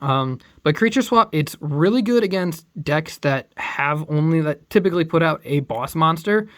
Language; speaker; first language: English; native; English